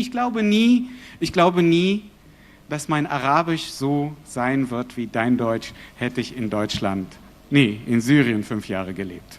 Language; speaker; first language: German; non-native, fluent; Arabic